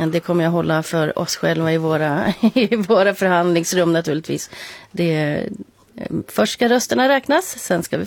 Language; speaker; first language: Swedish; native; Swedish